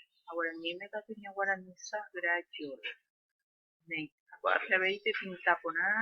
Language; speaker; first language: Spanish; non-native, local second language; Guarani